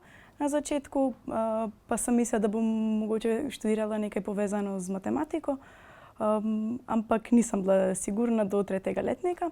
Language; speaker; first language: Slovenian; non-native, fluent; Macedonian